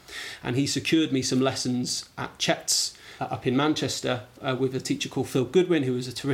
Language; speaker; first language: English; native; English